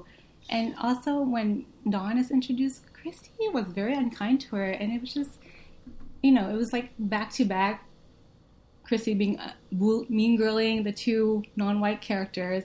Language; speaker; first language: English; early bilingual, other home language; Vietnamese